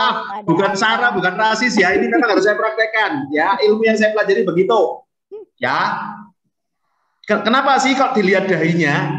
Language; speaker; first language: Indonesian; native; Indonesian